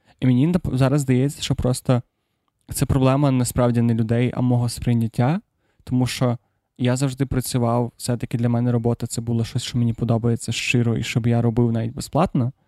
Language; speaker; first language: Ukrainian; non-native, local second language; Russian